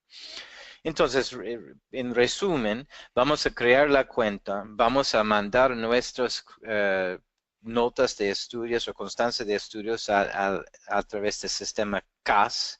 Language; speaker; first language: Spanish; non-native, fluent; English